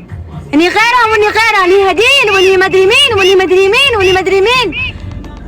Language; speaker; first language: Arabic; native; Arabic